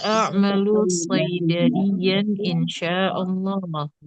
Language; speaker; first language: Arabic; non-native, learner; Indonesian